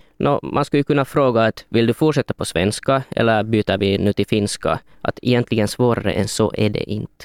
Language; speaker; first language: Swedish; native; Swedish